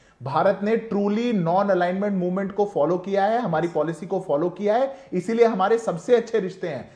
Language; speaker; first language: Hindi; native; Hindi